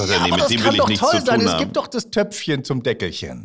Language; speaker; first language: German; native; German